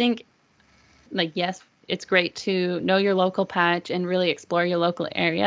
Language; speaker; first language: English; native; English